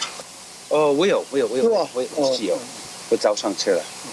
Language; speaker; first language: Chinese; non-native, fluent; English